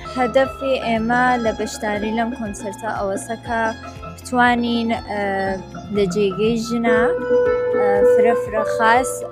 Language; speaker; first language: Central Kurdish; native; Central Kurdish